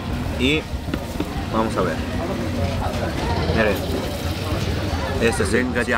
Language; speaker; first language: Spanish; non-native, fluent; Arabic